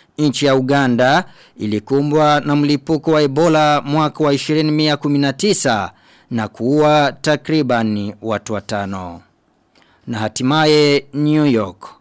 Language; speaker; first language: Swahili; non-native, local second language; Rundi